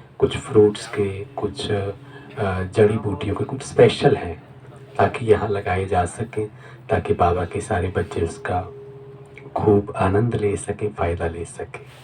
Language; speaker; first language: Hindi; native; Hindi